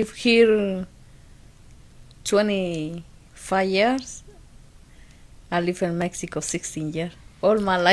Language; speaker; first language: English; non-native, learner; Spanish